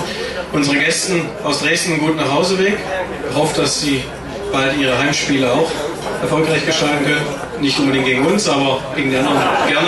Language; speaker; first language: German; native; German